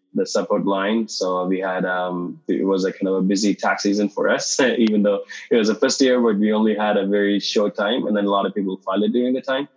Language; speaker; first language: English; non-native, local second language; Tamil